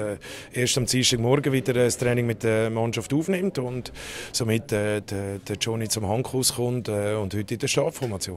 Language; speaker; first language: German; native; German